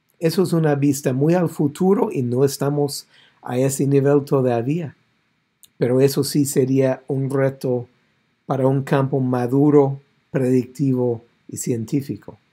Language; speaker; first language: Spanish; non-native, fluent; English